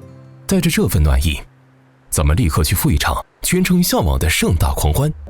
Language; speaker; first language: Chinese; native; Chinese